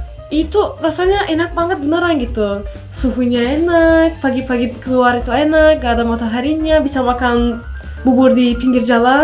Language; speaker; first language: Indonesian; non-native, fluent; Turkish